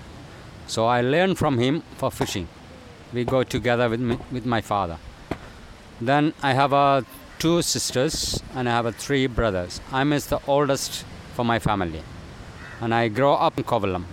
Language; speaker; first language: English; non-native, local second language; Malayalam